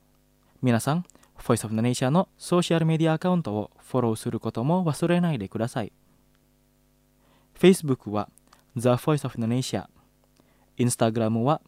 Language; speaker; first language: Japanese; non-native, fluent; Indonesian